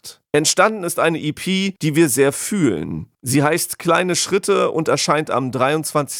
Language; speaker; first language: German; native; German